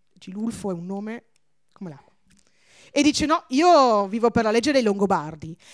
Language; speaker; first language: Italian; early bilingual, other home language; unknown